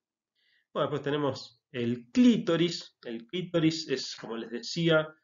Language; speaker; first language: Spanish; native; Spanish